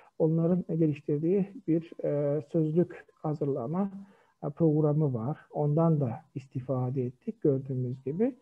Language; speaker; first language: Turkish; non-native, fluent; Kyrgyz